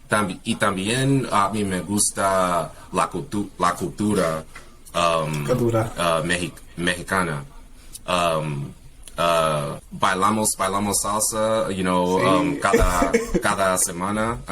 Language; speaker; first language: Spanish; non-native, learner; English